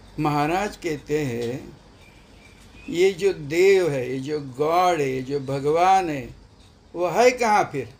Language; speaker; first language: Hindi; non-native, local second language; Marathi